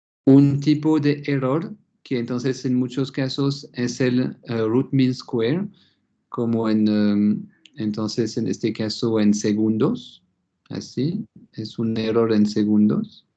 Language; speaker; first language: Spanish; non-native, fluent; French